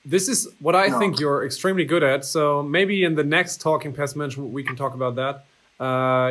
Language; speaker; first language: English; non-native, fluent; German